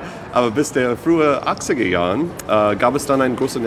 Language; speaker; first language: German; non-native, fluent; English